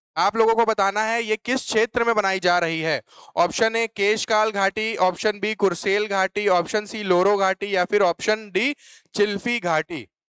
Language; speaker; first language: Hindi; native; Hindi